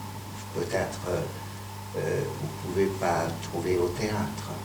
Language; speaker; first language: French; non-native, fluent; Hungarian